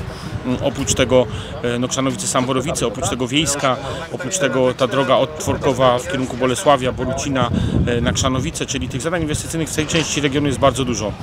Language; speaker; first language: Polish; native; Polish